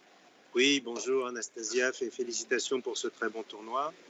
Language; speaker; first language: French; native; French